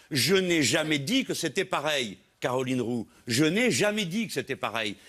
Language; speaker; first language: French; native; French